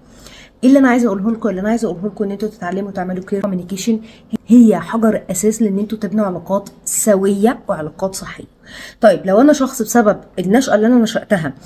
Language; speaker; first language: Arabic; native; Arabic